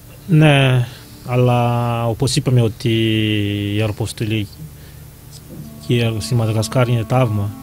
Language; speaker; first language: Greek; non-native, learner; Malagasy